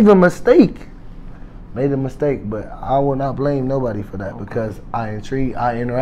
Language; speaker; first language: English; native; English